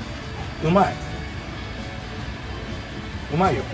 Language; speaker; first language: Japanese; native; Japanese